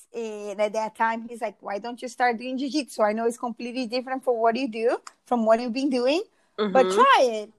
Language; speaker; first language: English; non-native, fluent; Portuguese